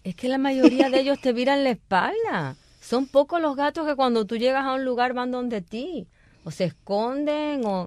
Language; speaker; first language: Spanish; native; Spanish